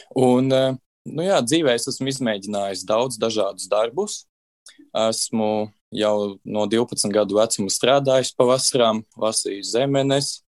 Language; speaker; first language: Latvian; native; Latvian